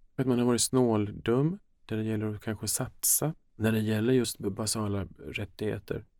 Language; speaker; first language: Swedish; early bilingual, other home language; Finnish